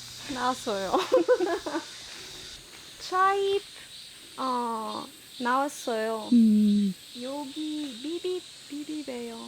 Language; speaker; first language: Korean; non-native, learner; French